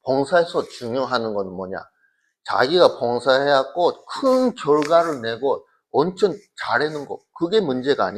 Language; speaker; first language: Korean; early bilingual, heritage; Korean